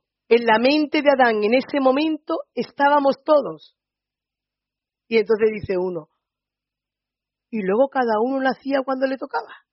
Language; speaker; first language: Spanish; native; Spanish